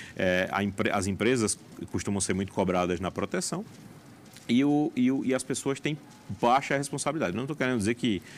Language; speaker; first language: Portuguese; native; Portuguese